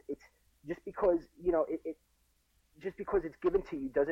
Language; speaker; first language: English; native; English